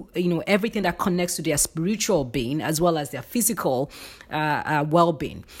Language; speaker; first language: English; non-native, local second language; Yoruba